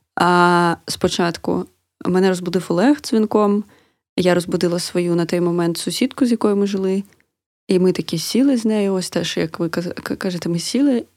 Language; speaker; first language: Ukrainian; native; Ukrainian